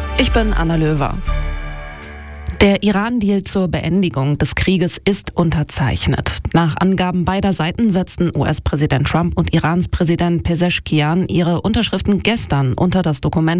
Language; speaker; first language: German; native; German